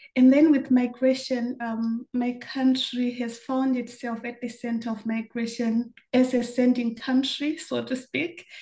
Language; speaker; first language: English; non-native, local second language; Shona